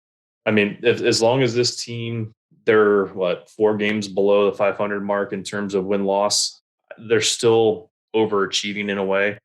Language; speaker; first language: English; native; English